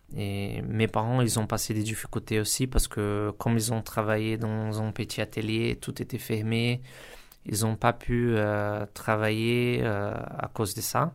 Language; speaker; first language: French; non-native, learner; Portuguese